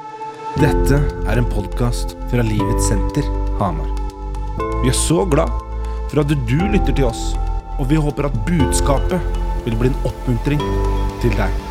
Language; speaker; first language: Norwegian; native; Norwegian